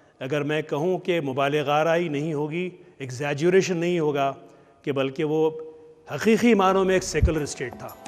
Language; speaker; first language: Urdu; native; Urdu